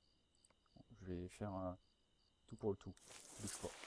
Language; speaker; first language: French; native; French